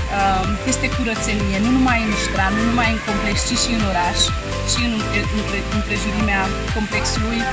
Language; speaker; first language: Romanian; non-native, fluent; Hungarian